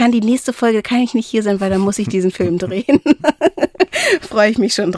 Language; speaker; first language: German; native; German